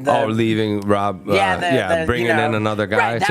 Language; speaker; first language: English; native; English